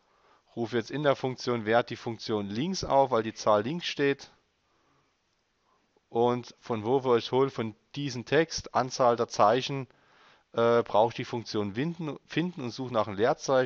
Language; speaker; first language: German; native; German